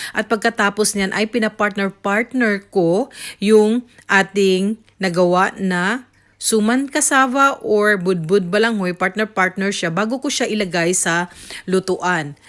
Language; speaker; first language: Filipino; non-native, local second language; Cebuano